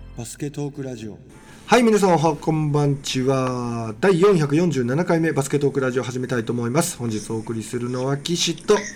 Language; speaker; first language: Japanese; native; Japanese